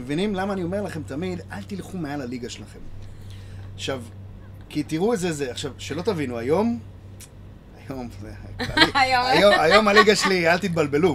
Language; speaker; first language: Hebrew; native; Hebrew